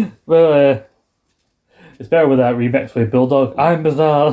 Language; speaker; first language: English; native; English